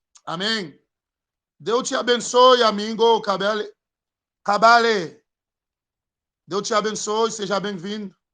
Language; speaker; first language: Portuguese; non-native, learner; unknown